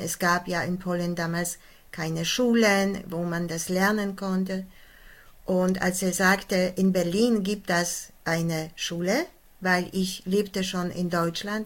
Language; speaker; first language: German; non-native, fluent; Polish